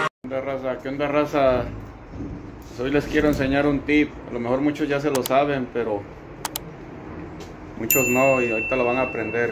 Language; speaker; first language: Spanish; native; Spanish